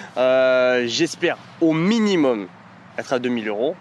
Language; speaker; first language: French; native; French